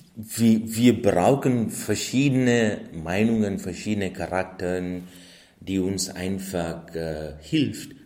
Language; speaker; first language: German; non-native, fluent; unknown